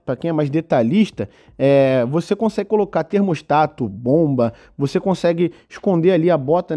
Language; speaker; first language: Portuguese; native; Portuguese